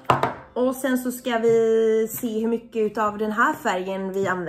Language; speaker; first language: Swedish; native; Swedish